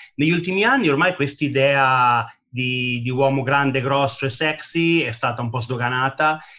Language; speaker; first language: Italian; native; Italian